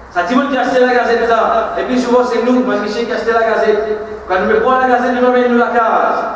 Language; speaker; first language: French; non-native, local second language; Morisyen